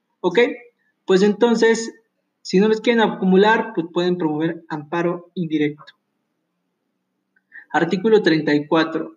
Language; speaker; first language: Spanish; native; Spanish